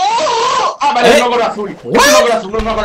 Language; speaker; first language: Spanish; native; Spanish